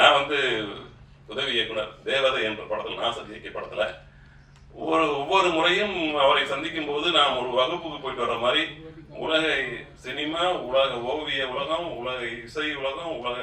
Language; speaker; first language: Tamil; native; Tamil